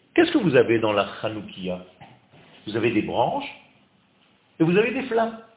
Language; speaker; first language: French; non-native, fluent; Hebrew